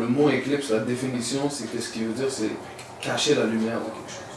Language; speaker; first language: French; native; French